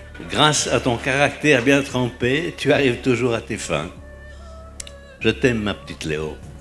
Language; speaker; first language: French; native; French